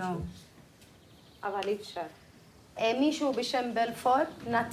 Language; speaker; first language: Hebrew; non-native, local second language; Arabic